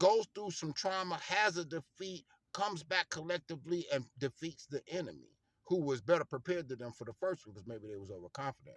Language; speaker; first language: English; native; English